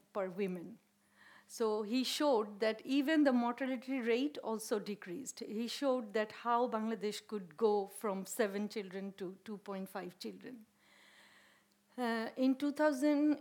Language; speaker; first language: English; non-native, local second language; Bangla